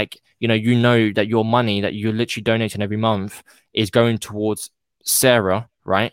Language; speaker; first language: English; native; English